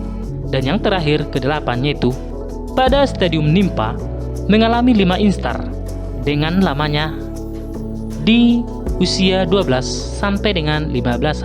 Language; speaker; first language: Indonesian; native; Indonesian